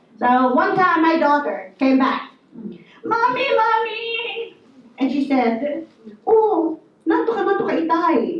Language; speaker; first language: English; non-native, local second language; Filipino